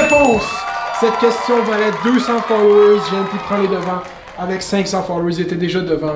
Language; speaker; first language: French; native; French